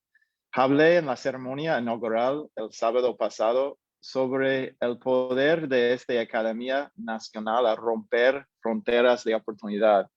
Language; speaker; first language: Spanish; non-native, fluent; English